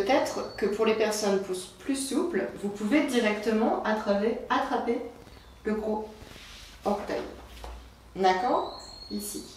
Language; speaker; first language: French; native; French